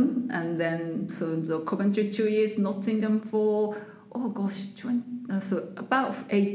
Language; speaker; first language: English; non-native, learner; Japanese